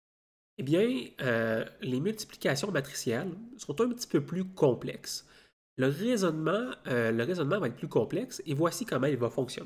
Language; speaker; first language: French; native; French